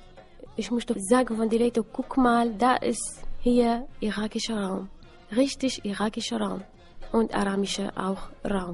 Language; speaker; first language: German; non-native, learner; Assyrian Neo-Aramaic